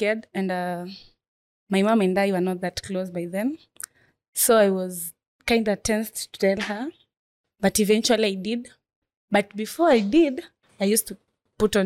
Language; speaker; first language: English; non-native, local second language; Swahili